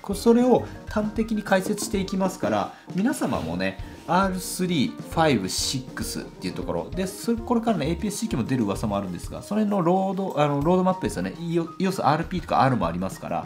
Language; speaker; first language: Japanese; native; Japanese